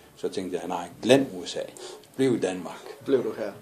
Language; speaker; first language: Danish; non-native, fluent; Arabic